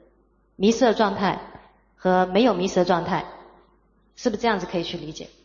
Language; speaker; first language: Chinese; native; Chinese